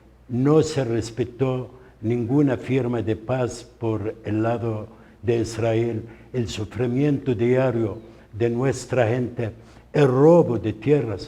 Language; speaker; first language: Spanish; non-native, fluent; Arabic